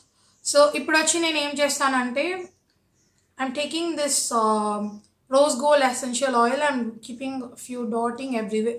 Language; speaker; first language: Telugu; native; Telugu